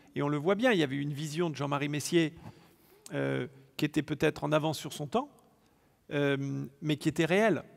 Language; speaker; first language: French; native; French